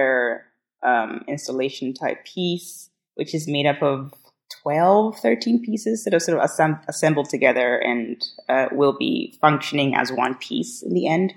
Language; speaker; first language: English; non-native, local second language; Akan